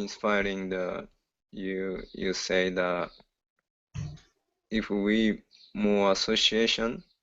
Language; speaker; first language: English; non-native, learner; Japanese